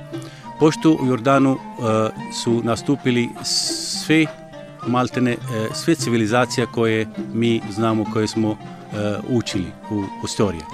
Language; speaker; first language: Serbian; non-native, learner; Arabic